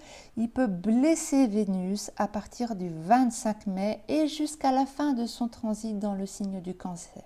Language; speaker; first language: French; native; French